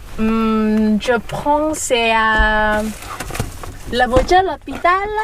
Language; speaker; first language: French; non-native, learner; Thai